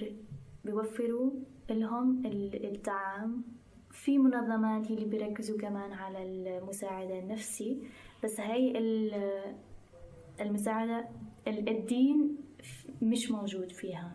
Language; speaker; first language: Arabic; non-native, fluent; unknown